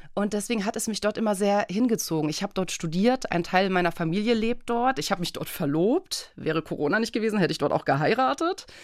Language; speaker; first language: German; early bilingual, other home language; Polish